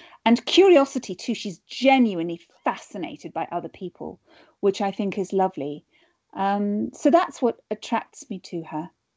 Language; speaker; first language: English; native; English